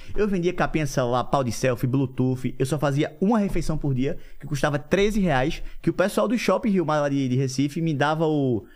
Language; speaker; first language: Portuguese; native; Portuguese